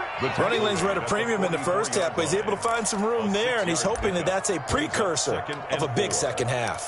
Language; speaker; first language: English; native; English